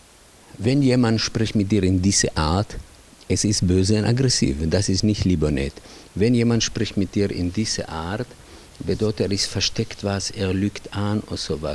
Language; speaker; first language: German; non-native, fluent; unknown